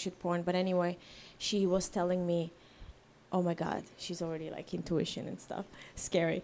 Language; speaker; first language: English; non-native, fluent; Hebrew